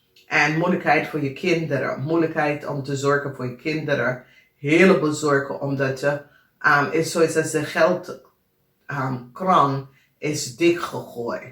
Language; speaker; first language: Dutch; non-native, learner; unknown